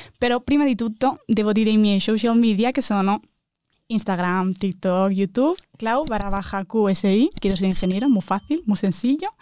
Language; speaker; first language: Spanish; native; Spanish